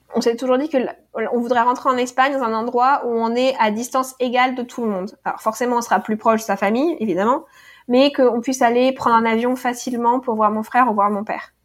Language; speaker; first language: French; native; French